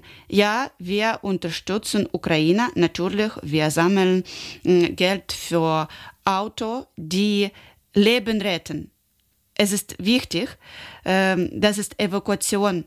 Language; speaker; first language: German; non-native, learner; Ukrainian